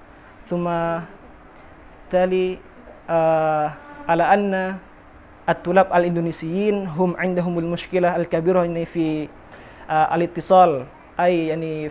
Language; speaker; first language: Arabic; non-native, fluent; Indonesian